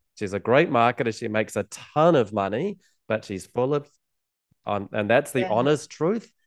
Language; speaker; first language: English; native; English